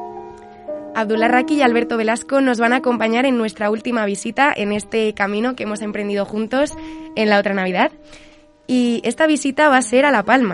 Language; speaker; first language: Spanish; native; Spanish